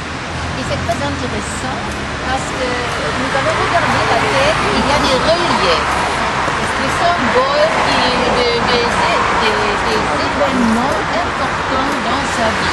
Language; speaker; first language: French; non-native, fluent; German